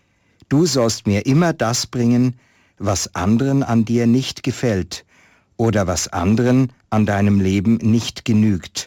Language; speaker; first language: German; native; German